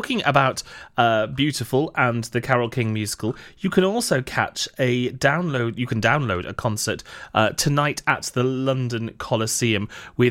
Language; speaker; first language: English; native; English